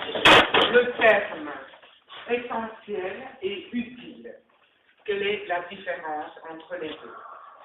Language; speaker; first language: French; native; French